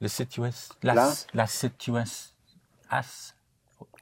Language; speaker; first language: French; non-native, learner; English